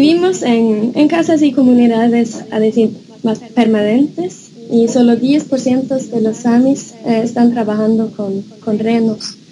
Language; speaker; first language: Spanish; non-native, fluent; Norwegian